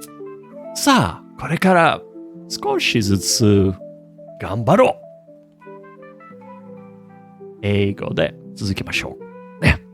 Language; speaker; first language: Japanese; non-native, learner; English